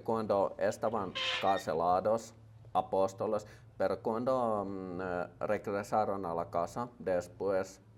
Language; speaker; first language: Spanish; non-native, learner; Finnish